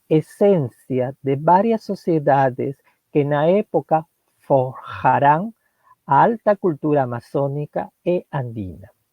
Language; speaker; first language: Portuguese; non-native, learner; Spanish